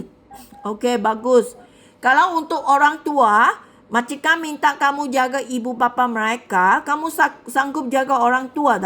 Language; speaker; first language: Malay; non-native, local second language; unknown